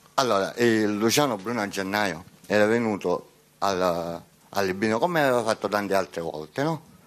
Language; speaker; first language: Italian; native; Italian